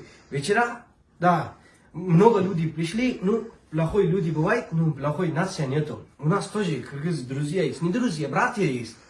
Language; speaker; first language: Russian; non-native, learner; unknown